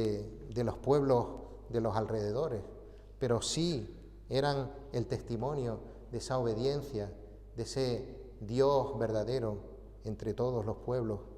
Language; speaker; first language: Spanish; native; Spanish